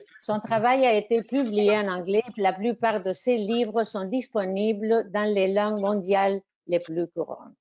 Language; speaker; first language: French; non-native, fluent; Spanish